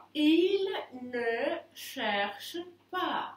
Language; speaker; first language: French; non-native, fluent; Russian